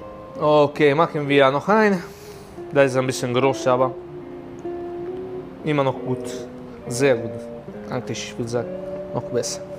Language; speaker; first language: German; non-native, learner; Italian